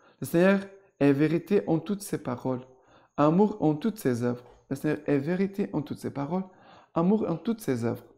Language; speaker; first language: French; non-native, fluent; Portuguese